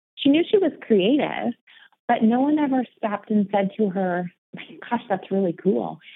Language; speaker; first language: English; native; English